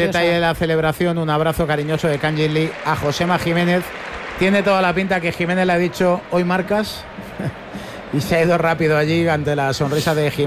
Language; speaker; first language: Spanish; native; Spanish